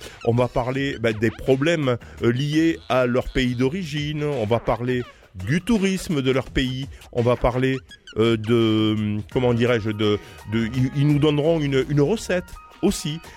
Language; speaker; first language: French; native; French